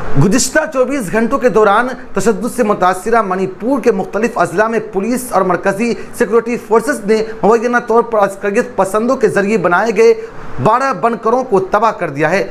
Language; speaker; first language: Urdu; native; Urdu